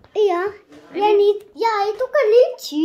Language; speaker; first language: Indonesian; early bilingual, heritage; Spanish